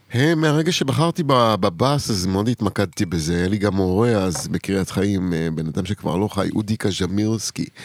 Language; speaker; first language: Hebrew; native; Hebrew